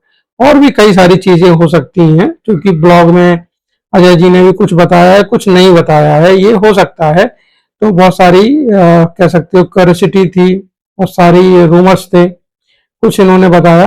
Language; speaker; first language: Hindi; native; Hindi